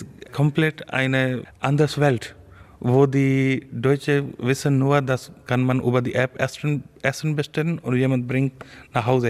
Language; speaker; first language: German; non-native, learner; Urdu